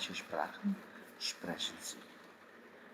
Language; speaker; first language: German; non-native, fluent; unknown